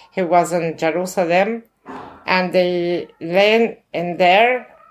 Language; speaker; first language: English; non-native, learner; Arabic